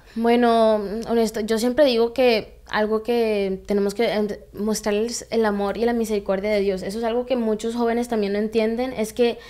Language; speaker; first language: Spanish; early bilingual, heritage; Spanish